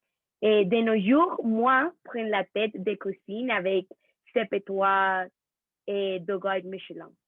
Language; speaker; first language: French; non-native, learner; Spanish